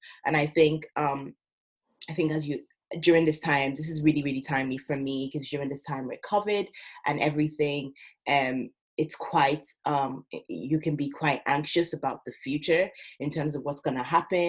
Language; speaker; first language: English; native; English